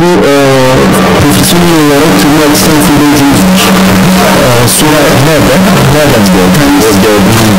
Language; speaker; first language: Turkish; early bilingual, heritage; Turkish